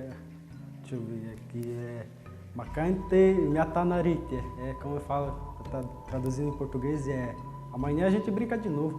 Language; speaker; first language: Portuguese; non-native, local second language; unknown